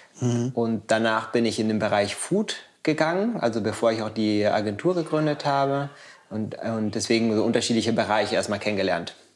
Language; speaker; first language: German; non-native, fluent; Spanish